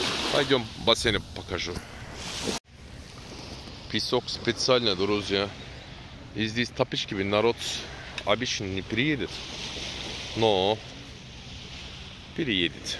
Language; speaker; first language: Russian; non-native, learner; Turkish